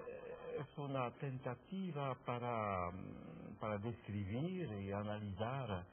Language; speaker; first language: Spanish; non-native, fluent; French